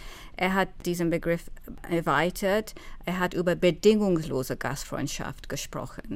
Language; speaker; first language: German; non-native, fluent; English